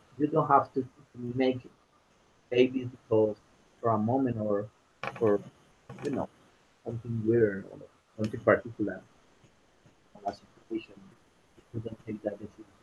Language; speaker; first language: English; non-native, learner; Spanish